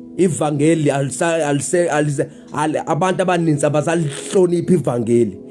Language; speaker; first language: Zulu; non-native, local second language; Xhosa